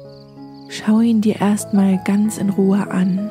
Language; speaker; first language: German; native; German